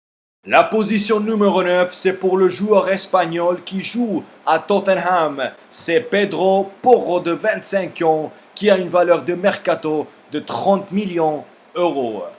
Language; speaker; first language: French; non-native, fluent; Spanish